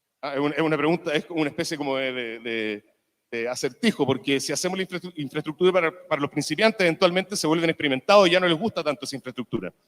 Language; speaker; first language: Spanish; native; Spanish